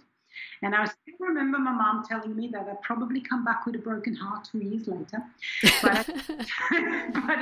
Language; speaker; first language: English; non-native, fluent; German